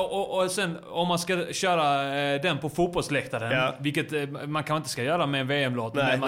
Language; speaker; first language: Swedish; native; Swedish